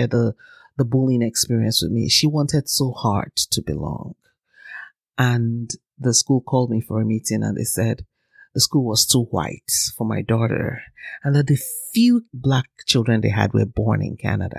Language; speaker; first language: English; non-native, local second language; Yoruba